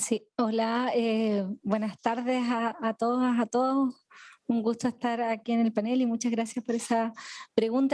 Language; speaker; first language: Spanish; native; Spanish